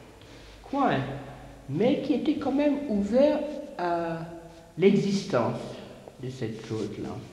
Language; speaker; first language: French; non-native, fluent; English